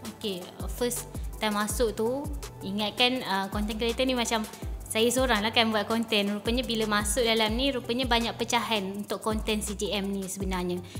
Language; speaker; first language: Malay; native; Malay